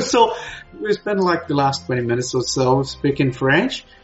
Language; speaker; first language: English; non-native, fluent; Portuguese